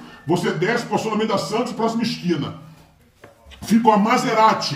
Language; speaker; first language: Portuguese; native; Portuguese